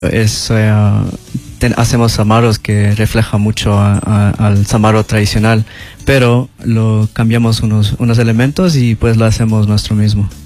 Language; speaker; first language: Spanish; early bilingual, heritage; Spanish